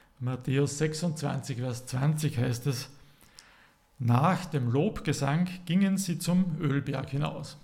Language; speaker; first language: German; native; German